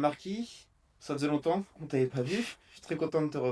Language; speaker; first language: French; native; French